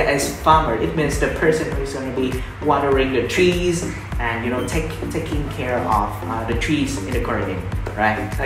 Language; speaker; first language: English; non-native, fluent; Vietnamese